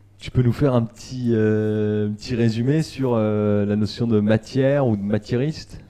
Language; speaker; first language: French; native; French